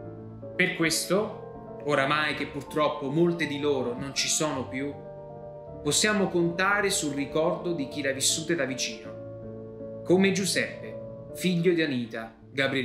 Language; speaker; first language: Italian; native; Italian